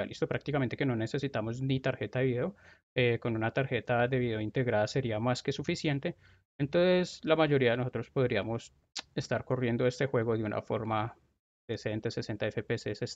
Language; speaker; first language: Spanish; native; Spanish